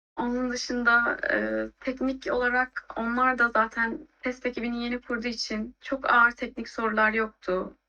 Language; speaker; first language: Turkish; native; Turkish